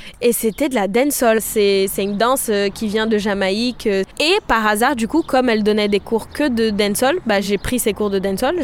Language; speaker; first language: French; non-native, fluent; Portuguese